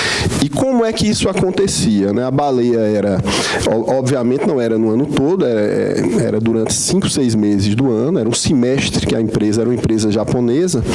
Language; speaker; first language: Portuguese; native; Portuguese